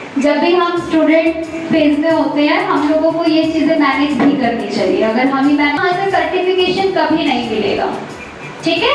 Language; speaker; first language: Hindi; native; Hindi